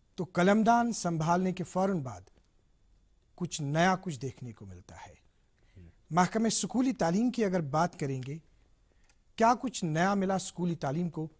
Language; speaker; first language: Urdu; non-native, local second language; Kashmiri